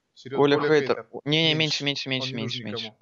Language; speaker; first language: Russian; native; Russian